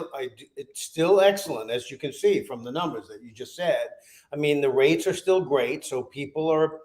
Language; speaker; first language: English; native; English